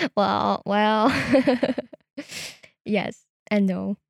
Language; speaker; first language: English; non-native, fluent; Dutch